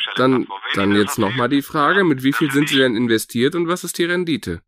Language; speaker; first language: German; native; German